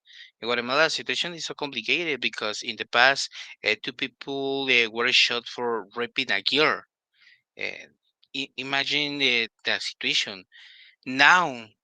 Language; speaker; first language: English; non-native, learner; Spanish